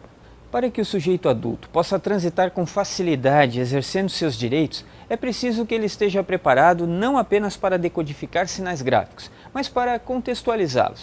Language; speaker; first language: Portuguese; native; Portuguese